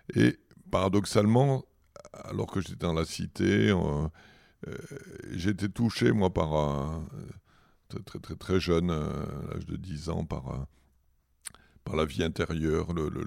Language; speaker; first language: French; native; French